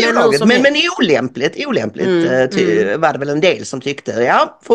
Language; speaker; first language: Swedish; native; Swedish